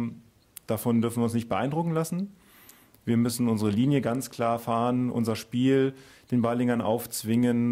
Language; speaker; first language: German; native; German